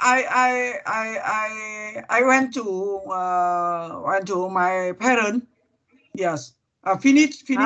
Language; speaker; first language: English; non-native, learner; Vietnamese